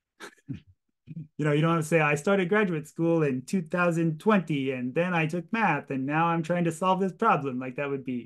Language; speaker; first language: English; native; English